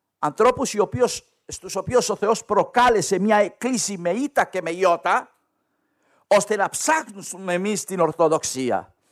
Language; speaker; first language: Greek; non-native, learner; Spanish